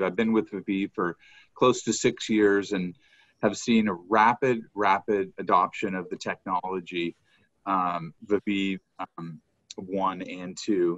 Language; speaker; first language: English; native; English